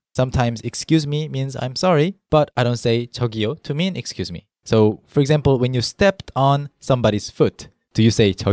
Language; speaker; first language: English; non-native, fluent; Korean